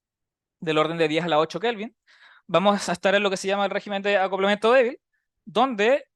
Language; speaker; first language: Spanish; native; Spanish